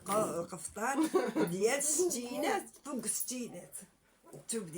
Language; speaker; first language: Arabic; native; Arabic